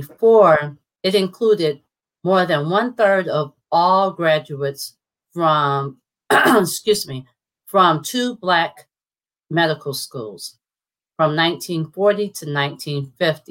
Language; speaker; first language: English; native; English